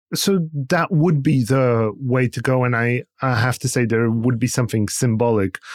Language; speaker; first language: English; non-native, fluent; Polish